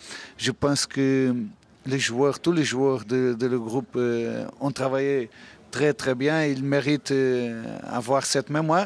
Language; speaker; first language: French; non-native, learner; Portuguese